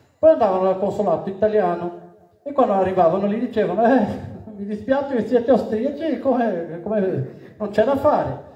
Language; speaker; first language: Italian; non-native, fluent; Portuguese